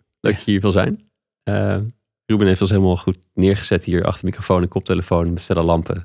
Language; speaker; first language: Dutch; native; Dutch